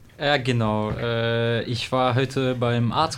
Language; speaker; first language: German; non-native, fluent; French